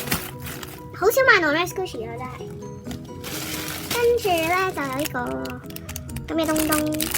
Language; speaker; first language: Cantonese; native; Cantonese